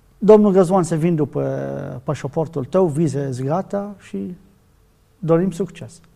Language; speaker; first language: Romanian; non-native, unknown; Arabic